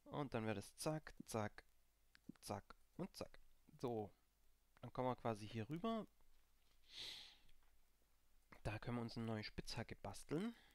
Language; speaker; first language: German; native; German